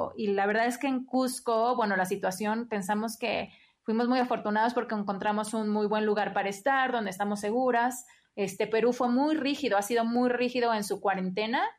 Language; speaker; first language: Spanish; native; Spanish